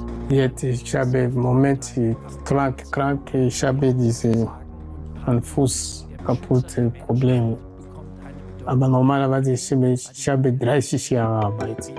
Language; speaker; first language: German; non-native, local second language; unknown